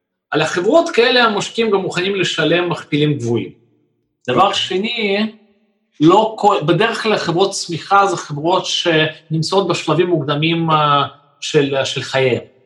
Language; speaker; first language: Hebrew; non-native, fluent; Russian